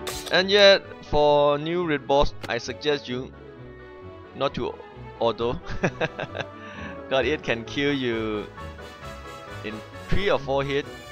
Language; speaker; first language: English; non-native, learner; Thai